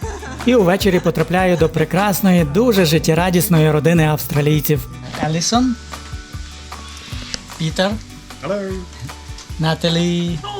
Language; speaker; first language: Ukrainian; native; Ukrainian